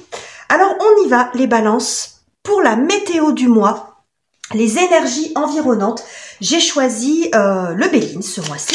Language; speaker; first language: French; native; French